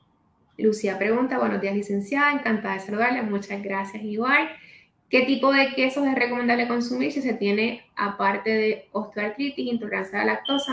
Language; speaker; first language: Spanish; native; Spanish